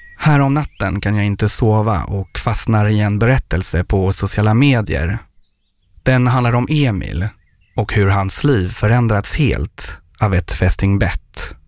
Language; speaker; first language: Swedish; non-native, fluent; French